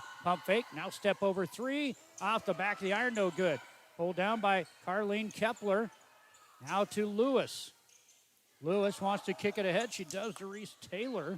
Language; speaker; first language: English; native; English